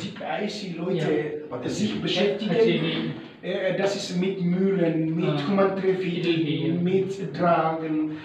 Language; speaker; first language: German; non-native, learner; Indonesian